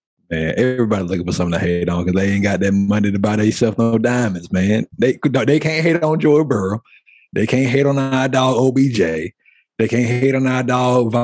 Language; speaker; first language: English; native; English